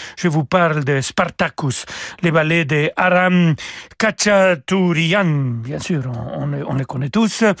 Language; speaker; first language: French; non-native, fluent; Spanish